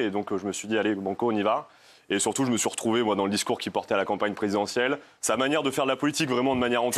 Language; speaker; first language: French; native; French